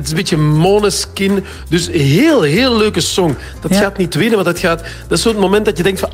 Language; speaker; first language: Dutch; native; Dutch